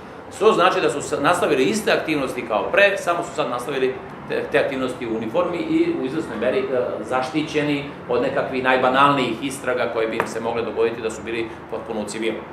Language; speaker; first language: Serbian; native; Serbian